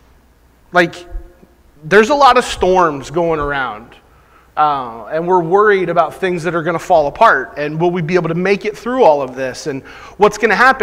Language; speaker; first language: English; native; English